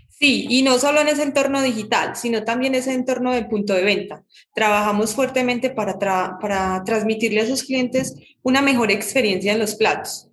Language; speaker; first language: Spanish; native; Spanish